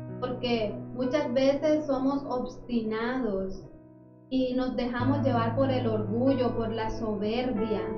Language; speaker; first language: Spanish; native; Spanish